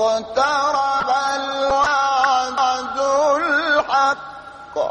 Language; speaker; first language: Arabic; native; Arabic